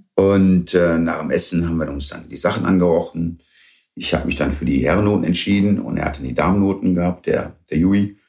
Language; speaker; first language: German; early bilingual, other home language; English